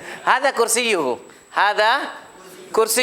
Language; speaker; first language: Arabic; non-native, fluent; Urdu